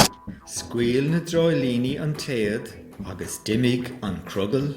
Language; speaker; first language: Irish; native; Irish